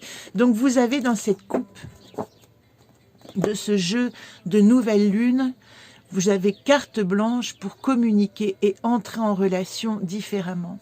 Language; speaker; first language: French; native; French